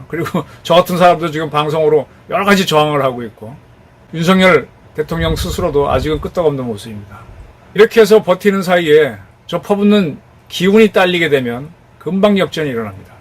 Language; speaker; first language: Korean; native; Korean